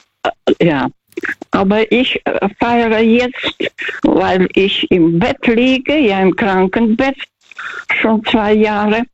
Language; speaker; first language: German; non-native, fluent; Russian